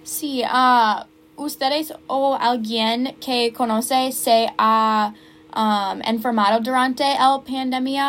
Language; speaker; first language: Spanish; non-native, learner; English